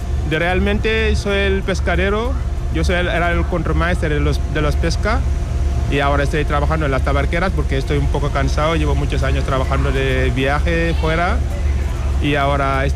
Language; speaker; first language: Spanish; non-native, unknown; Wolof